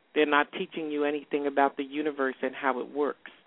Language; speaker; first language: English; native; English